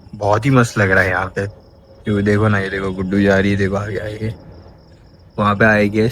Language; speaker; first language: Hindi; non-native, local second language; Marathi